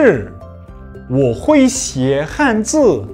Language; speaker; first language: Chinese; non-native, fluent; Kazakh